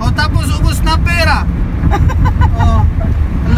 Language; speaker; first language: Filipino; non-native, learner; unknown